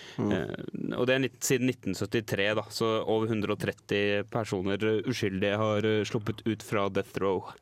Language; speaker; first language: Norwegian; native; Norwegian